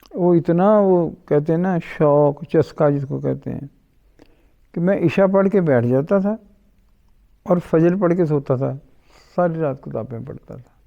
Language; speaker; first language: Urdu; non-native, local second language; Punjabi